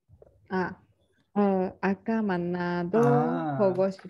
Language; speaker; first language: Korean; non-native, learner; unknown